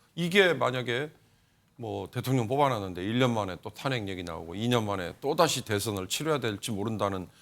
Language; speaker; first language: Korean; native; Korean